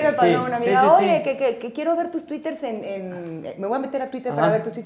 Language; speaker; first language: Spanish; native; Spanish